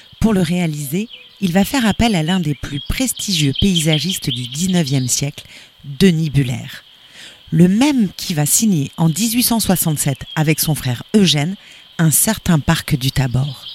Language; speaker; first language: French; native; French